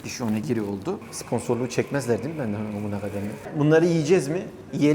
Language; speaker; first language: Turkish; native; Turkish